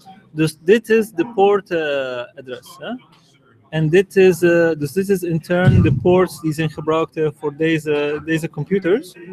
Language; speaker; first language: Dutch; non-native, fluent; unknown